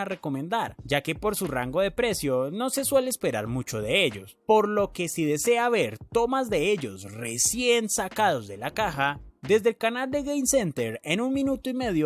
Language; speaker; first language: Spanish; native; Spanish